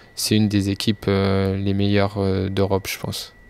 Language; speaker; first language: French; native; French